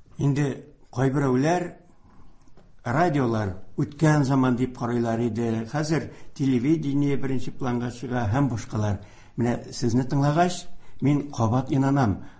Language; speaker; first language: Tatar; native; Tatar